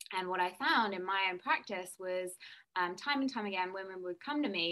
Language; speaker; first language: English; native; English